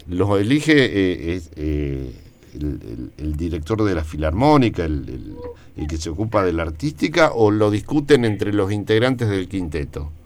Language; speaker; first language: Spanish; native; Spanish